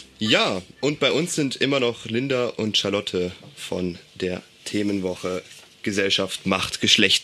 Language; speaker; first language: German; native; German